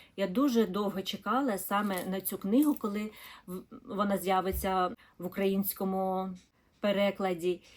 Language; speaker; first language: Ukrainian; non-native, local second language; Russian